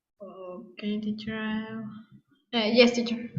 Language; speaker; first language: English; non-native, learner; Spanish